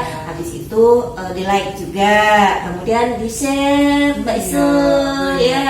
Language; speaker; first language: Indonesian; native; Indonesian